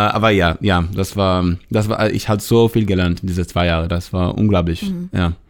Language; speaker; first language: German; non-native, learner; Hebrew